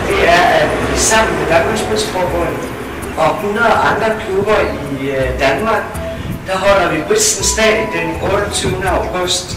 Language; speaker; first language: Danish; native; Danish